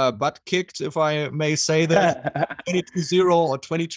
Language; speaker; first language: English; non-native, fluent; German